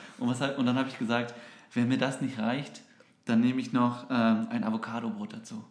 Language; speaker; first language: German; early bilingual, other home language; Turkish